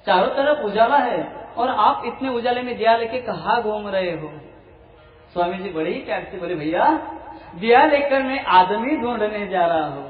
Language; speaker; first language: Hindi; non-native, local second language; Marathi